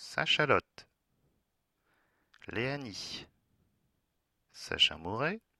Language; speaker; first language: French; native; French